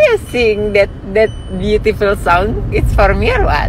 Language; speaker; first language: English; non-native, learner; Indonesian